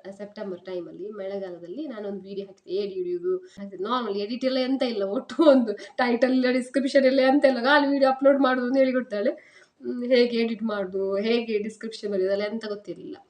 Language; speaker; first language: Kannada; non-native, local second language; Tulu